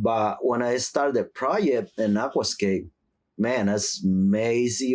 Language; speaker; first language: English; non-native, learner; Spanish